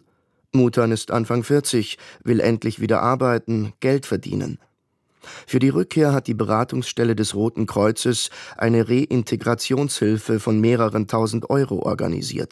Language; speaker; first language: German; native; German